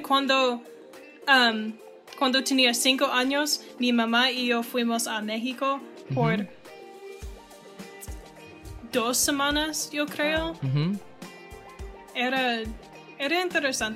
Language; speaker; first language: Spanish; non-native, learner; English